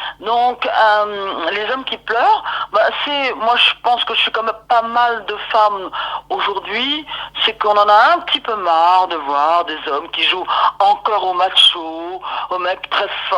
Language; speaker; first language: French; native; French